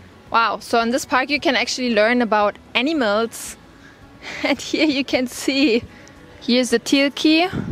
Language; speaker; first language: English; non-native, fluent; German